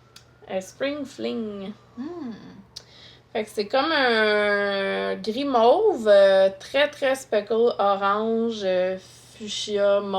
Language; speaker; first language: French; native; French